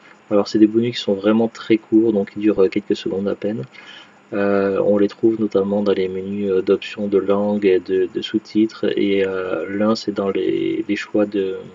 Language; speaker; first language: French; native; French